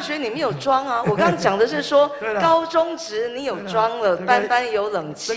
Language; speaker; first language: Chinese; native; Chinese